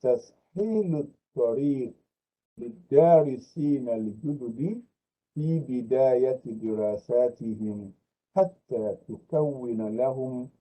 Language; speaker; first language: Arabic; non-native, fluent; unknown